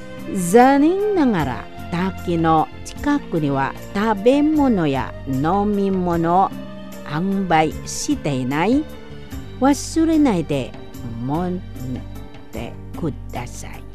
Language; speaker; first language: Japanese; non-native, fluent; Indonesian